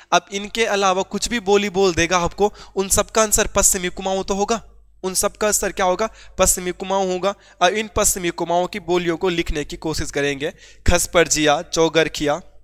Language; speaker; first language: Hindi; native; Hindi